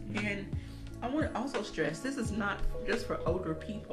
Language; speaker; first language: English; native; English